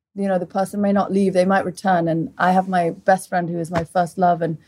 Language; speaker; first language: English; early bilingual, other home language; Portuguese